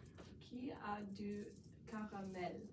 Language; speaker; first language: French; non-native, learner; English